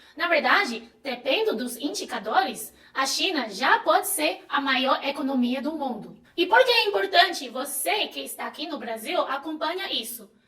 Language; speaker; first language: Portuguese; non-native, fluent; Chinese